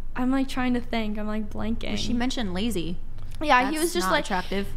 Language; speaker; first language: English; native; English